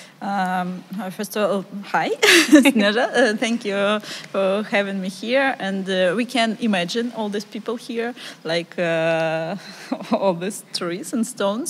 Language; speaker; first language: English; non-native, learner; Ukrainian